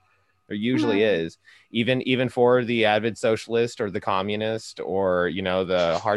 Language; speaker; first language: English; native; English